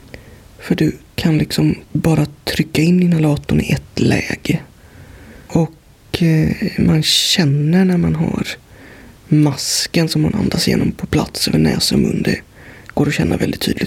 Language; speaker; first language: Swedish; native; Swedish